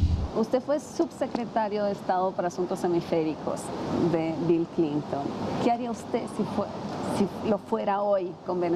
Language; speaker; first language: Spanish; native; Spanish